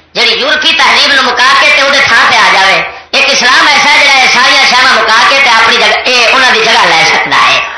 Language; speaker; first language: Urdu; non-native, local second language; Punjabi